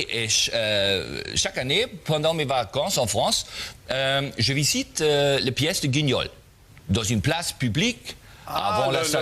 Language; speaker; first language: French; non-native, learner; German